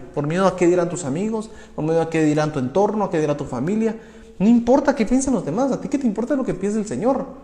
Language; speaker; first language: Spanish; native; Spanish